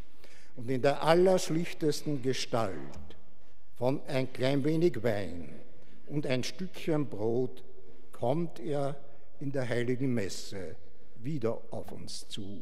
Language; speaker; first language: German; native; German